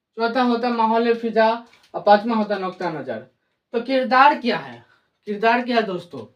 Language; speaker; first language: Hindi; native; Hindi